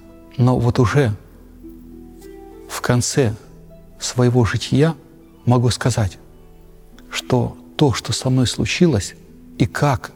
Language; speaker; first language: Russian; native; Russian